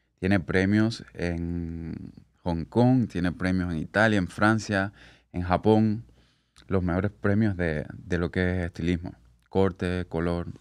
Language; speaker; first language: Spanish; native; Spanish